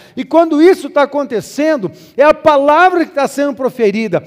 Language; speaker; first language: Portuguese; native; Portuguese